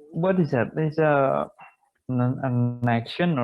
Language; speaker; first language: English; non-native, learner; Indonesian